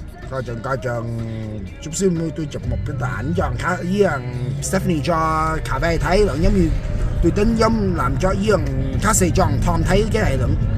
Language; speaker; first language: Vietnamese; early bilingual, heritage; Vietnamese